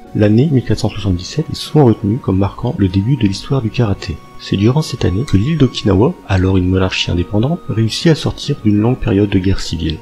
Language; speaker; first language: French; native; French